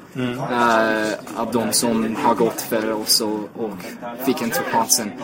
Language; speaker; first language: Swedish; non-native, fluent; English